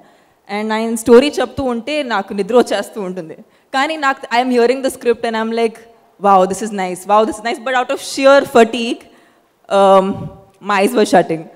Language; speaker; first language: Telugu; non-native, fluent; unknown